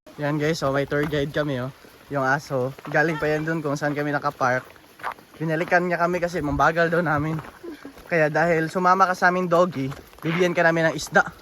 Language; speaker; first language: Filipino; non-native, local second language; Cebuano